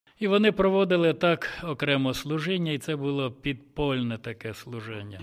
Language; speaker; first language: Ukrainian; native; Ukrainian